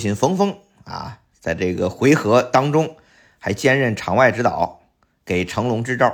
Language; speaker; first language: Chinese; native; Chinese